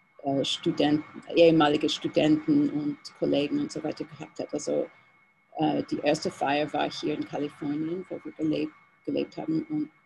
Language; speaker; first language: German; non-native, fluent; English